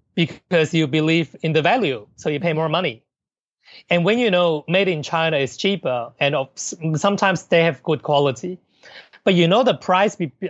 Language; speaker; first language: English; non-native, local second language; Cantonese